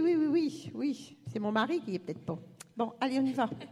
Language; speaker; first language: French; native; French